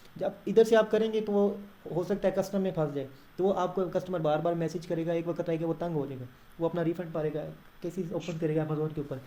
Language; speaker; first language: Urdu; non-native, local second language; Punjabi